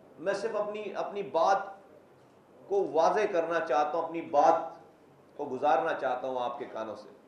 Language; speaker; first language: Urdu; native; Urdu